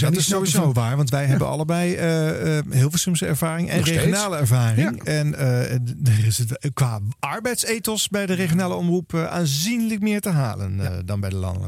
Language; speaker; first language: Dutch; native; Dutch